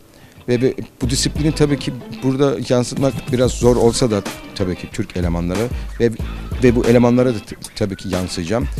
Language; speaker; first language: Turkish; early bilingual, heritage; Turkish